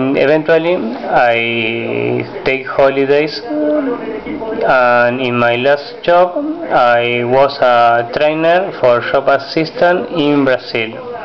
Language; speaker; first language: English; non-native, learner; Spanish